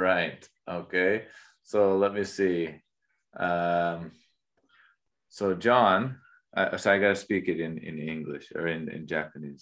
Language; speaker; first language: English; native; English